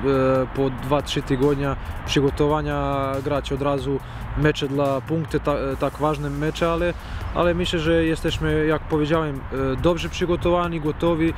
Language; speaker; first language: Polish; non-native, learner; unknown